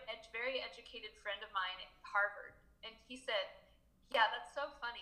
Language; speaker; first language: English; native; English